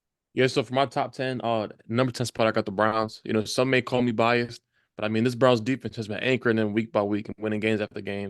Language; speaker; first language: English; native; English